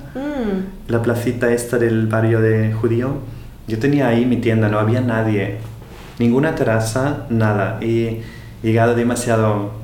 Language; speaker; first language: Spanish; non-native, fluent; German